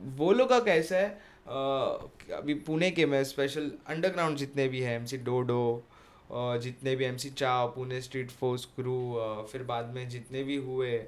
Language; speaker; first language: Hindi; native; Hindi